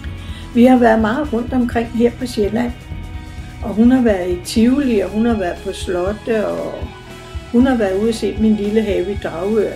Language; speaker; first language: Danish; native; Danish